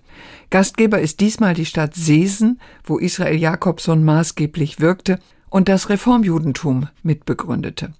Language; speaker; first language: German; native; German